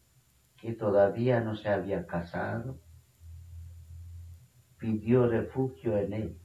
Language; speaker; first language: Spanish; non-native, fluent; Bangla